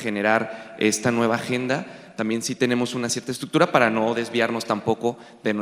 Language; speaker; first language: Spanish; native; Spanish